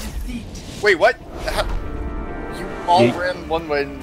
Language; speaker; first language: English; native; English